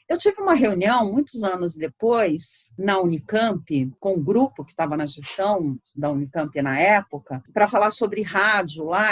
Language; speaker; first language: Portuguese; native; Portuguese